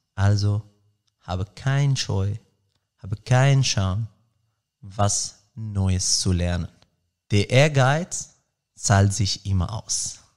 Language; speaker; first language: German; non-native, fluent; Arabic